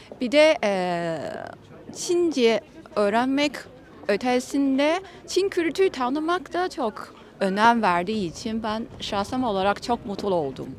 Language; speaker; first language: Turkish; non-native, fluent; Chinese